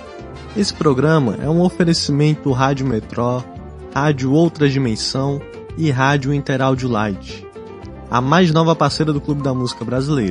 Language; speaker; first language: Portuguese; native; Portuguese